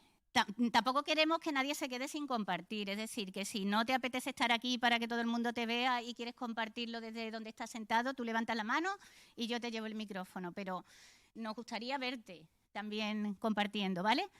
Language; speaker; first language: Spanish; native; Spanish